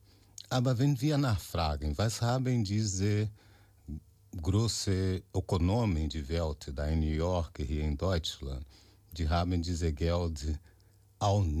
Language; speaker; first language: German; non-native, learner; Portuguese